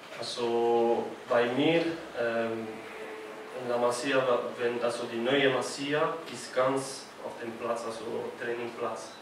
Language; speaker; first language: German; non-native, local second language; French